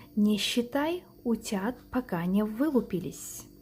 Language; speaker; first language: Russian; non-native, local second language; Kazakh